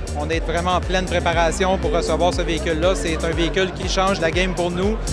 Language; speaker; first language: French; native; French